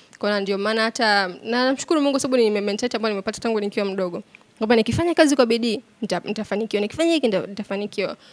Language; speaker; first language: Swahili; native; Swahili